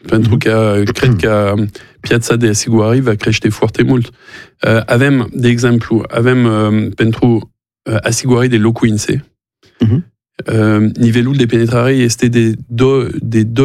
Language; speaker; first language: Romanian; non-native, learner; French